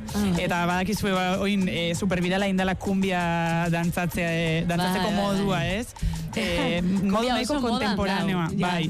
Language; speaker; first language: Basque; native; Basque